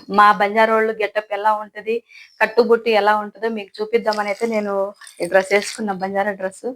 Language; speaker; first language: Telugu; non-native, local second language; Lambadi